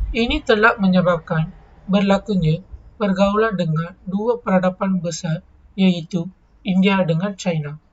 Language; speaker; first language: Malay; non-native, local second language; Tamil